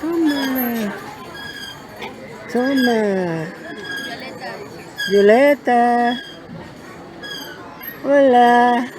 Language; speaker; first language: Spanish; non-native, learner; English